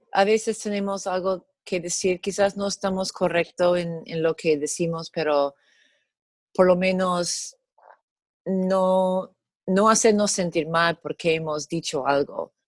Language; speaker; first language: Spanish; non-native, fluent; English